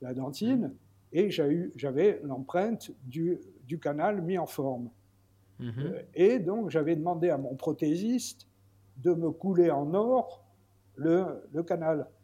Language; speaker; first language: French; native; French